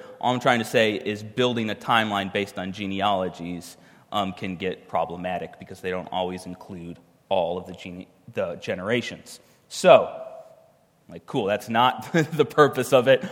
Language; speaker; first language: English; native; English